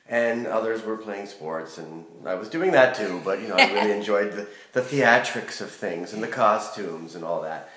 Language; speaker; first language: English; native; English